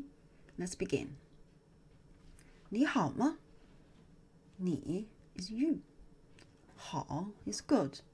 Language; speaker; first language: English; non-native, fluent; Chinese